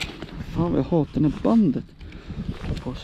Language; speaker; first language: Swedish; native; Swedish